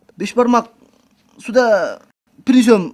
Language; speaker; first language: Russian; non-native, local second language; Kyrgyz